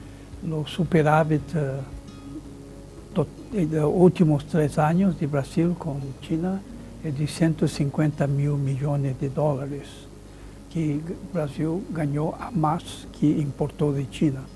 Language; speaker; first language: Spanish; non-native, fluent; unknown